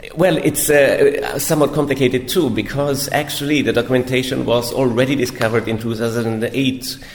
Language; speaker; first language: English; non-native, fluent; German